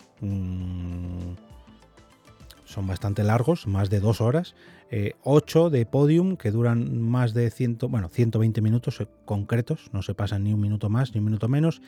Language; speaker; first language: Spanish; native; Spanish